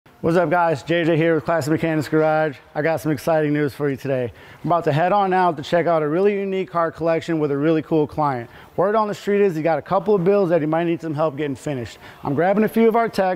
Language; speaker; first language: English; native; English